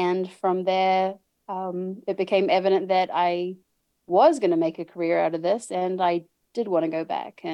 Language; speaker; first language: English; native; English